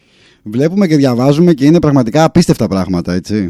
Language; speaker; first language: Greek; native; Greek